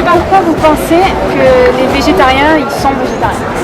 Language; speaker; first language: French; native; French